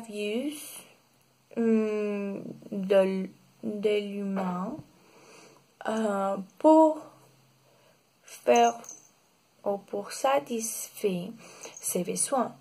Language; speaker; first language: French; non-native, learner; Spanish